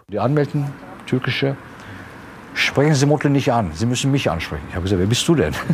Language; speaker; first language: German; early bilingual, other home language; Turkish